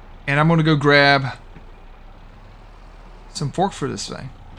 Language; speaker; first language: English; native; English